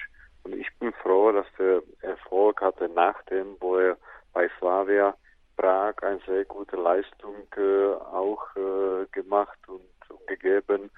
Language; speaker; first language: German; non-native, fluent; Czech